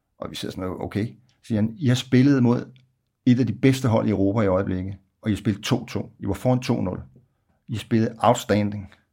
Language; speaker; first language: Danish; native; Danish